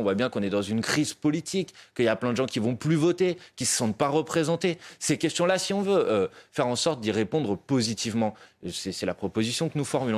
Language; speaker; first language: French; native; French